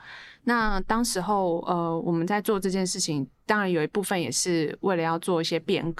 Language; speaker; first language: Chinese; native; Chinese